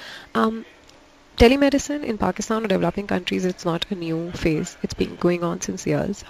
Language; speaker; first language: English; non-native, local second language; Urdu